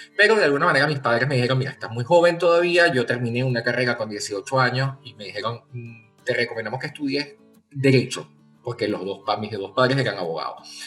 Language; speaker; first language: Spanish; native; Spanish